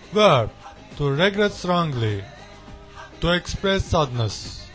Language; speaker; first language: English; non-native, learner; Turkish